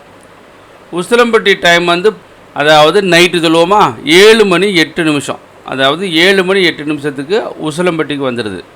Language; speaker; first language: Tamil; native; Tamil